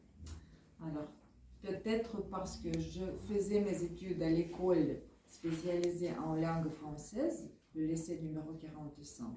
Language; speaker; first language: French; non-native, fluent; Russian